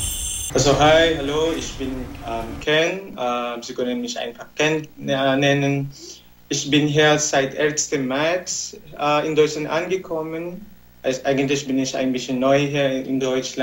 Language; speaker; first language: German; non-native, learner; Filipino